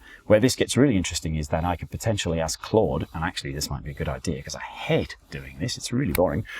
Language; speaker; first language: English; native; English